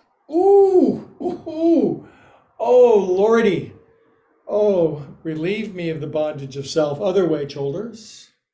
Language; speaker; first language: English; native; English